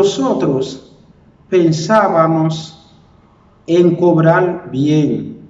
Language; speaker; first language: Spanish; non-native, fluent; Haitian Creole